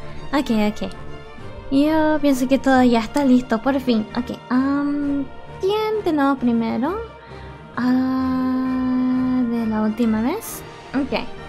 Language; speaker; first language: Spanish; early bilingual, heritage; Spanish